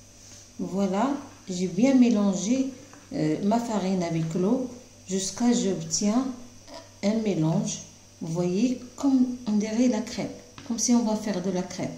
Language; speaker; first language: French; non-native, local second language; Arabic